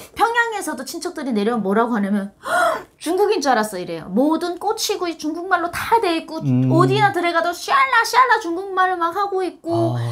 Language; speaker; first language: Korean; native; Korean